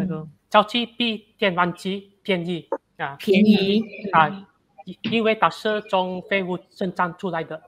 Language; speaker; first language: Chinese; non-native, learner; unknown